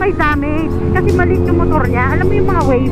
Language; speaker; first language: Filipino; native; Filipino